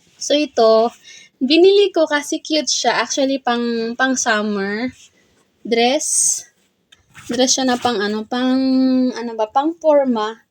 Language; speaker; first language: Filipino; native; Filipino